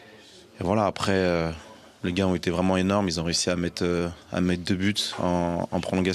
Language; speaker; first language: French; native; French